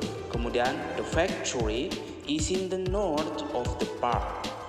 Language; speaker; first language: English; non-native, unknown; Indonesian